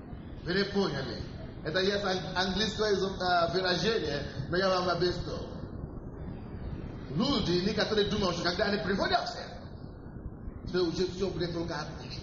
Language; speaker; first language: Russian; non-native, fluent; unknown